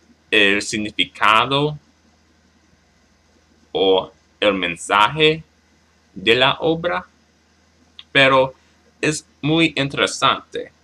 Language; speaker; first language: Spanish; non-native, learner; English